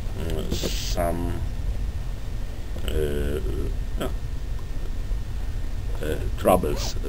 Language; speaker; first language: English; non-native, learner; Polish